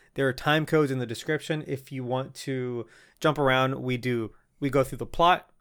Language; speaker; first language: English; non-native, fluent; Spanish